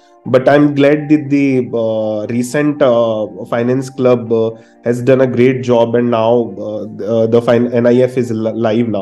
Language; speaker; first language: English; non-native, local second language; Hindi